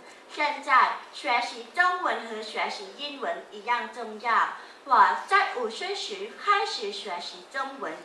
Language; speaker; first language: Chinese; non-native, learner; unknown